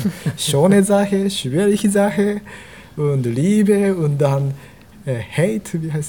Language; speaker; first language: German; non-native, learner; Japanese